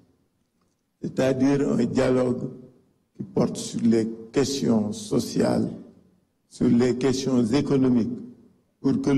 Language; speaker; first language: French; non-native, local second language; Wolof